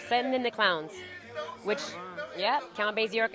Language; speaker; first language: English; native; English